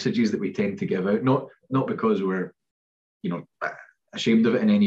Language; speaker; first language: English; native; English